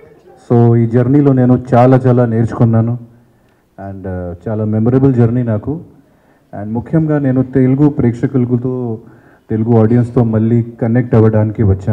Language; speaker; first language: Telugu; non-native, fluent; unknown